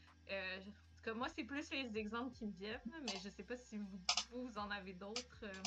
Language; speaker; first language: French; native; French